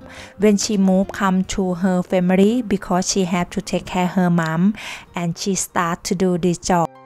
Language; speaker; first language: English; non-native, learner; Thai